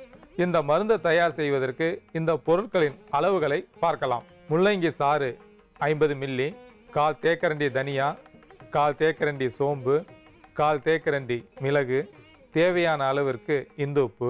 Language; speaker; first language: Tamil; native; Tamil